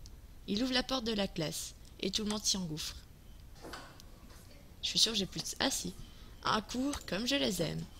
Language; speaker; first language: French; native; French